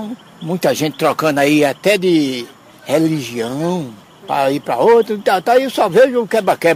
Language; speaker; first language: Portuguese; native; Portuguese